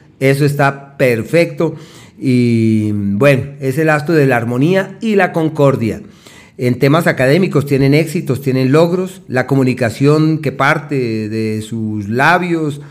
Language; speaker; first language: Spanish; native; Spanish